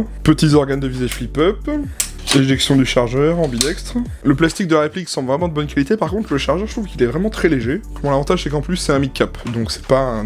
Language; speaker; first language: French; native; French